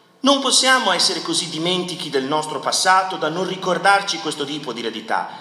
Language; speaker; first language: Italian; native; Italian